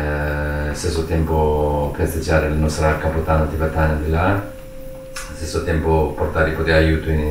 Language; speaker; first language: Italian; non-native, learner; Tibetan